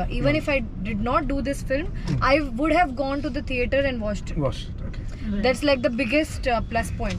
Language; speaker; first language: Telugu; non-native, fluent; Hindi